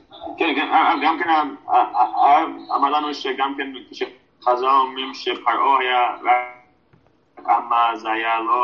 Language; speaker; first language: Hebrew; non-native, fluent; English